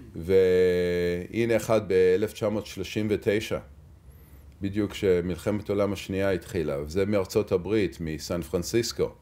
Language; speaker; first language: Hebrew; early bilingual, heritage; Hebrew